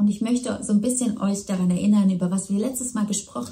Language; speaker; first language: German; native; German